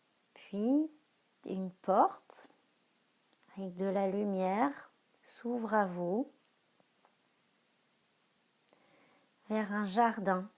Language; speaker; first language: French; native; French